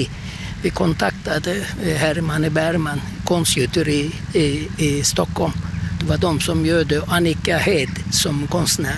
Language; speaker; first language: Swedish; non-native, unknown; Turkish